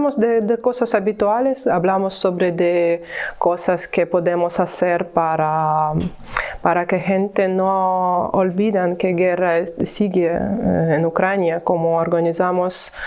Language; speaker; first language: Spanish; non-native, learner; Ukrainian